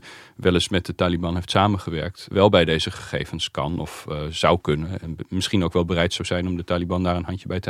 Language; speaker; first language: Dutch; native; Dutch